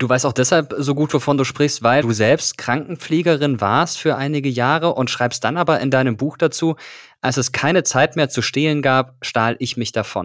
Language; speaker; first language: German; native; German